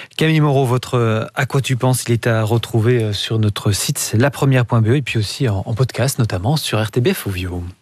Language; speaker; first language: French; native; French